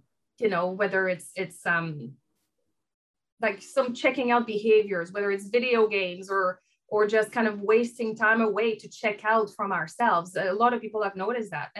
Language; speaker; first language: English; non-native, fluent; French